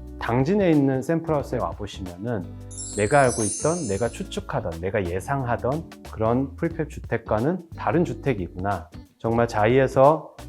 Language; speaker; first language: Korean; native; Korean